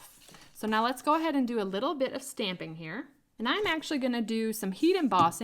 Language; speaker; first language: English; native; English